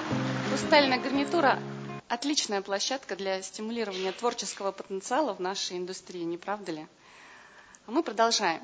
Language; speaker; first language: Russian; native; Russian